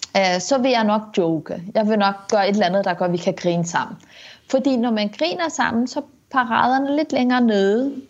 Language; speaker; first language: Danish; early bilingual, other home language; Kurdish